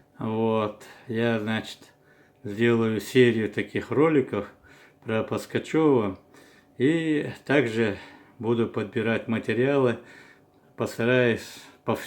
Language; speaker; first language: Russian; non-native, local second language; Chechen